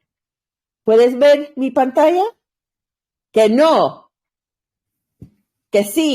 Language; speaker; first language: Spanish; non-native, learner; English